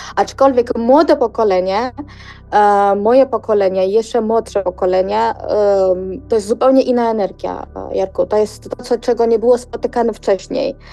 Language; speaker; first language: Polish; non-native, fluent; Georgian